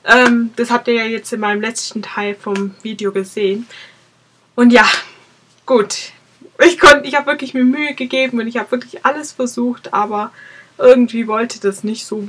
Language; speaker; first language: German; native; German